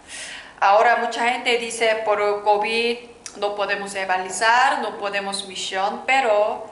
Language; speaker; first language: Spanish; non-native, learner; Korean